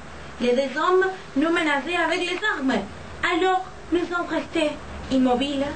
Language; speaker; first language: French; non-native, learner; Spanish